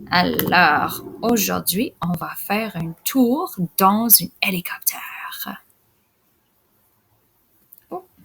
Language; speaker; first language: French; non-native, local second language; English